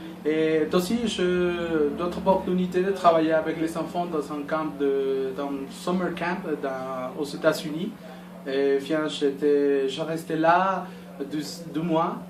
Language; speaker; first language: French; non-native, learner; Spanish